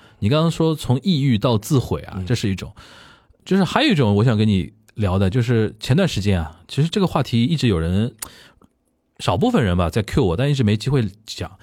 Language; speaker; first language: Chinese; native; Chinese